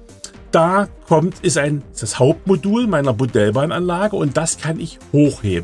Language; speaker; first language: German; native; German